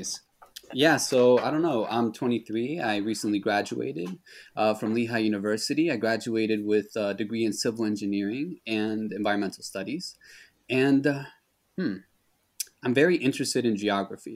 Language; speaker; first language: English; early bilingual, other home language; Spanish